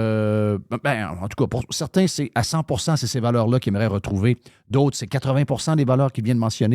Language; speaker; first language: French; native; French